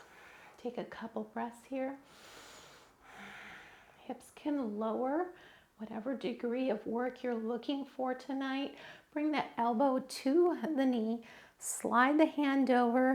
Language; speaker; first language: English; native; English